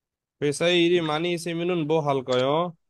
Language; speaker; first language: Korean; non-native, learner; Bangla